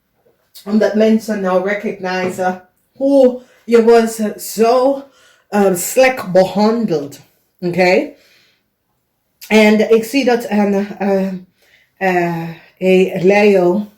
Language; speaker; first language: Dutch; non-native, learner; English